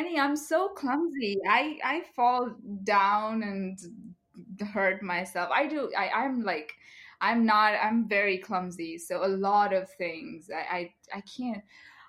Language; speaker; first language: English; non-native, local second language; Bangla